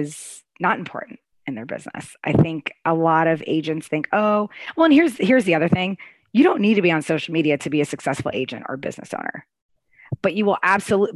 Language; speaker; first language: English; native; English